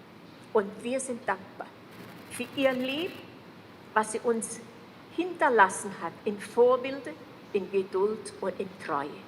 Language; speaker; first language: German; early bilingual, heritage; German